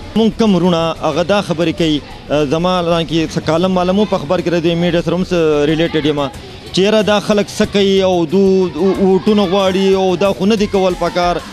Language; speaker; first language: Pashto; non-native, local second language; Gujari